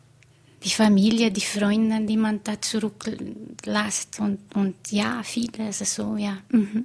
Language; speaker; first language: German; non-native, fluent; Portuguese